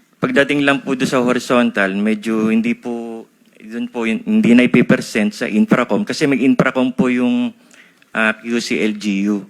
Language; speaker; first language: Filipino; native; Filipino